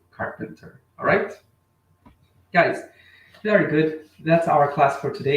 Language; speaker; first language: English; non-native, fluent; Portuguese